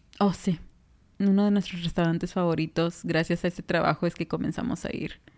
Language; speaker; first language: Spanish; early bilingual, heritage; Spanish